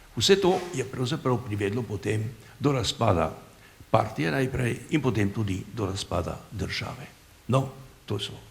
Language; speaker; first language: Slovenian; native; Slovenian